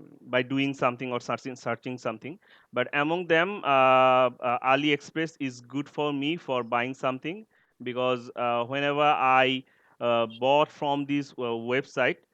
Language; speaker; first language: English; non-native, learner; Bangla